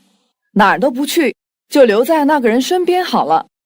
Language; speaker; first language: Chinese; non-native, fluent; Korean